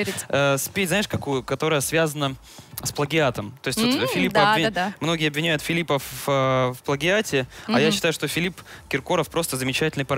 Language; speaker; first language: Russian; native; Russian